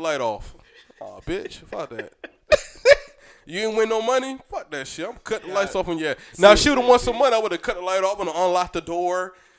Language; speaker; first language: English; native; English